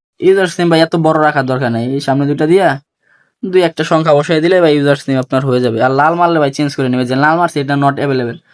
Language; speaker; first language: Bangla; native; Bangla